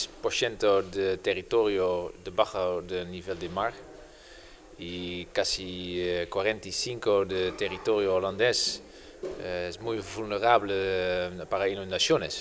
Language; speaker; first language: Spanish; non-native, learner; Dutch